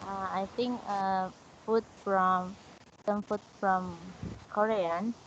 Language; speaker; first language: English; non-native, learner; Indonesian